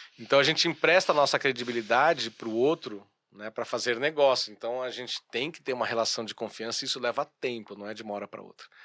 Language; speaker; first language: Portuguese; native; Portuguese